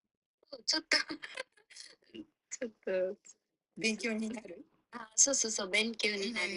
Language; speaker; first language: Japanese; non-native, fluent; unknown